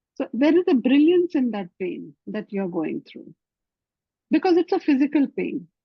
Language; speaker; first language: English; non-native, local second language; Hindi